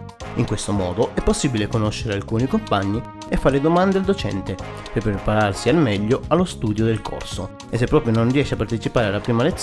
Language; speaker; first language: Italian; native; Italian